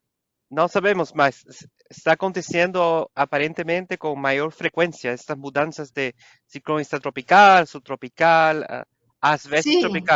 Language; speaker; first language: Portuguese; non-native, fluent; Spanish